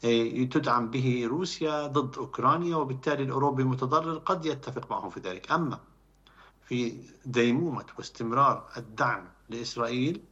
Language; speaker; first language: Arabic; native; Arabic